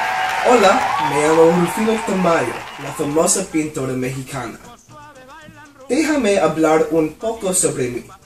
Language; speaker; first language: Spanish; non-native, learner; English